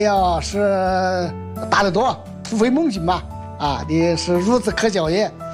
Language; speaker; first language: Chinese; native; Chinese